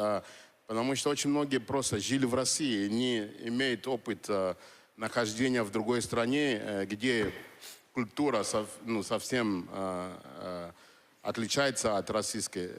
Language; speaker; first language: Russian; non-native, fluent; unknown